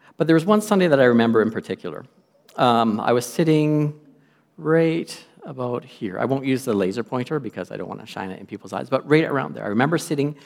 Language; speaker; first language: English; native; English